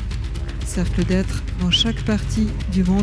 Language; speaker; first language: French; native; French